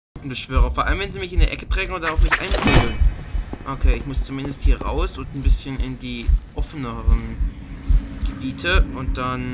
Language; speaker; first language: German; native; German